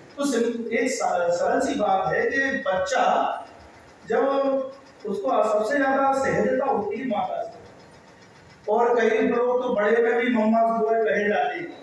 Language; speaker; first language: Hindi; native; Hindi